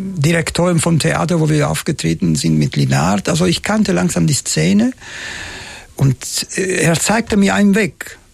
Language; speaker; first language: German; non-native, local second language; Italian